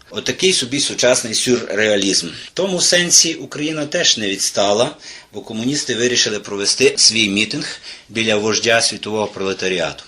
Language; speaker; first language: Ukrainian; native; Ukrainian